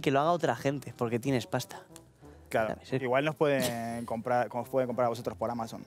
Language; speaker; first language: Spanish; native; Spanish